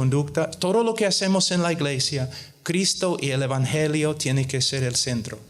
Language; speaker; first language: Spanish; non-native, fluent; English